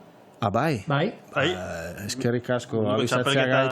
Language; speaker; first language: Basque; non-native, fluent; Italian